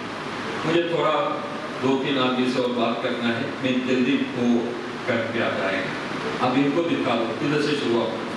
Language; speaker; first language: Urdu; non-native, local second language; Malayalam